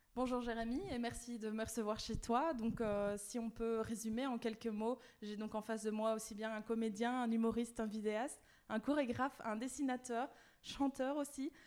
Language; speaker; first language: French; native; French